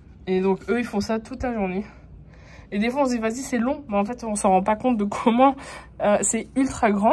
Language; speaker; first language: French; native; French